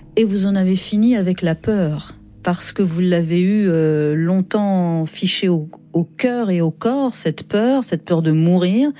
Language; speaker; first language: French; native; French